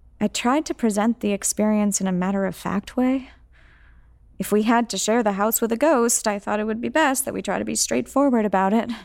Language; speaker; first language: English; native; English